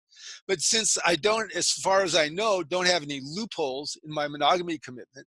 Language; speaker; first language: English; native; English